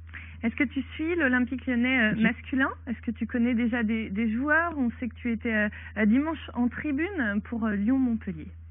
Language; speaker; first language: French; native; French